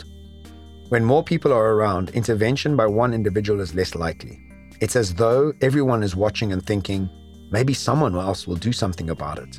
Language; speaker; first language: English; native; English